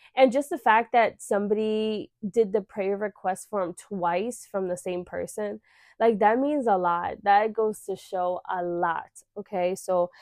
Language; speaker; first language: English; early bilingual, other home language; Spanish